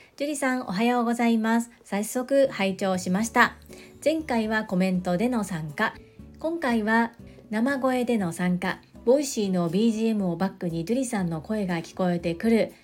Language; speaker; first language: Japanese; native; Japanese